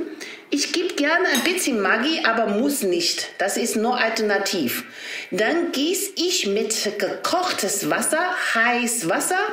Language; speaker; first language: German; non-native, learner; Chinese